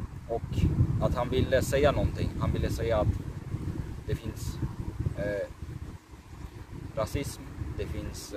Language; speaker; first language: Swedish; early bilingual, other home language; Persian